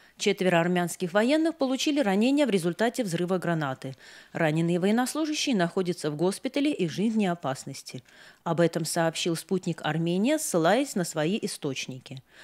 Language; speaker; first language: Russian; non-native, local second language; Armenian